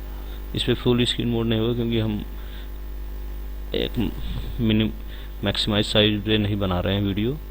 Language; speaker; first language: Hindi; native; Hindi